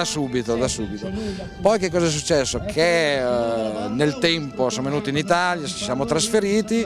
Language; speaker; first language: Italian; early bilingual, heritage; Italian